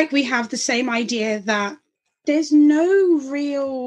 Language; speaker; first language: English; native; English